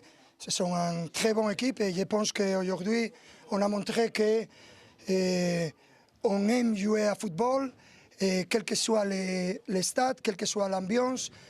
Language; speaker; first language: French; non-native, learner; Spanish